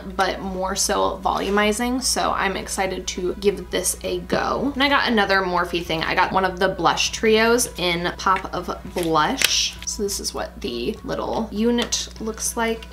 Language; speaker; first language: English; native; English